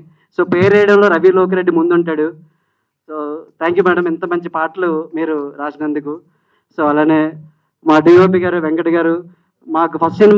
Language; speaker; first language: Telugu; native; Telugu